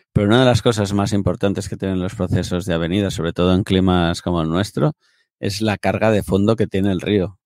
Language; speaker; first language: Spanish; native; Spanish